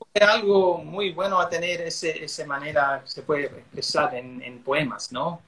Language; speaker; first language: Spanish; early bilingual, heritage; Spanish